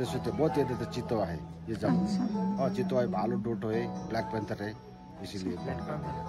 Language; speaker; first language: Hindi; non-native, local second language; Nepali